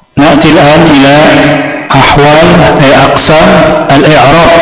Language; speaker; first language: Arabic; non-native, fluent; Indonesian